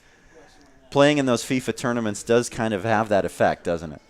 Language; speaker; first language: English; native; English